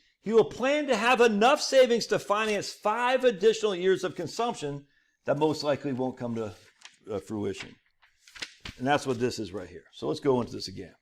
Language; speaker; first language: English; native; English